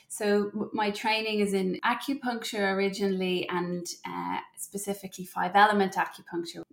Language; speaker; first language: English; native; English